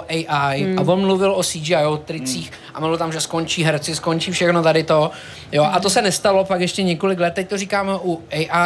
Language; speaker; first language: Czech; native; Czech